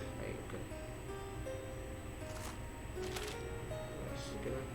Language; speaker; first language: Arabic; native; Arabic